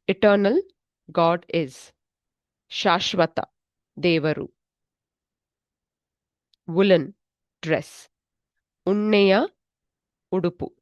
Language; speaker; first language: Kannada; native; Kannada